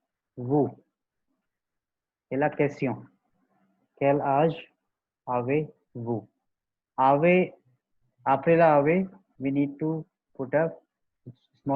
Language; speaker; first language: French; non-native, learner; Hindi